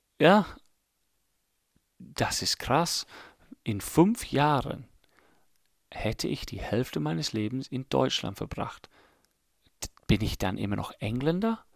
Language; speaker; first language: German; non-native, fluent; English